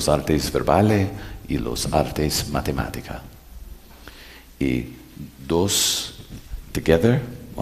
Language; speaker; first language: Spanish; non-native, learner; English